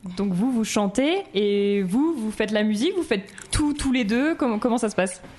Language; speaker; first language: French; native; French